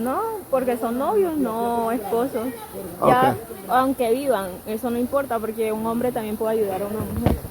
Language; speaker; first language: Spanish; native; Spanish